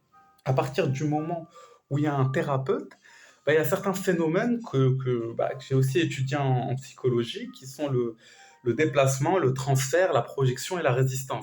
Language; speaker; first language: French; native; French